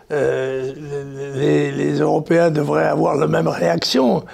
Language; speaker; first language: French; native; French